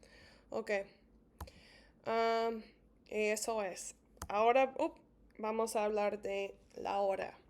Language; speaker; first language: Spanish; non-native, fluent; English